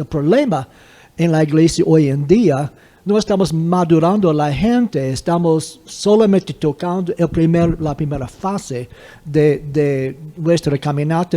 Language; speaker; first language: Spanish; non-native, fluent; English